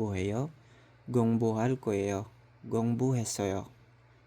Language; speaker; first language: Korean; non-native, learner; Filipino